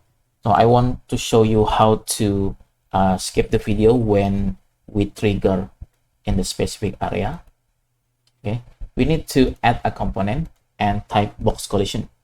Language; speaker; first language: English; non-native, fluent; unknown